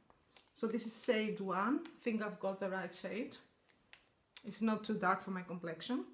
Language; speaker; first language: English; non-native, fluent; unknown